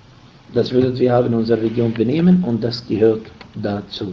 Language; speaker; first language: German; non-native, fluent; Arabic